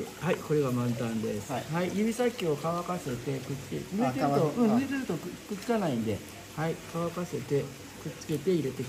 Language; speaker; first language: Japanese; native; Japanese